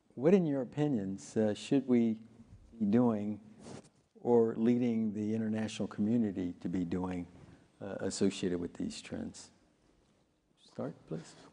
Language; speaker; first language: English; native; English